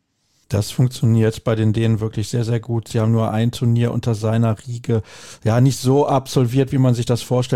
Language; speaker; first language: German; native; German